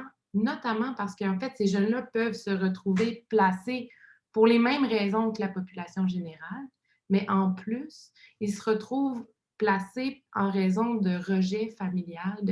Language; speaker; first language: French; native; French